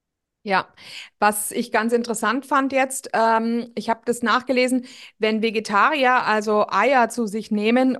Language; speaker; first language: German; native; German